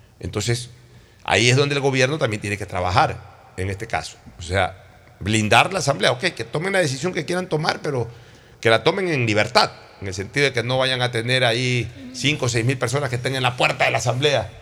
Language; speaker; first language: Spanish; native; Spanish